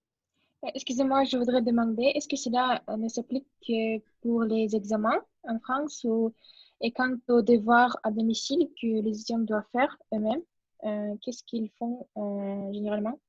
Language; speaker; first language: French; non-native, learner; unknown